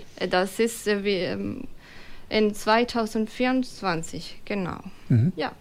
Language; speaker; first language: German; non-native, fluent; Spanish